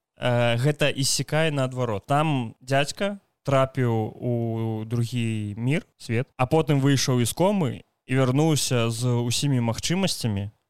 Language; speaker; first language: Belarusian; non-native, local second language; Russian